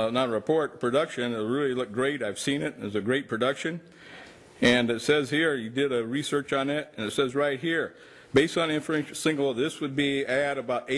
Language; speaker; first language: English; native; English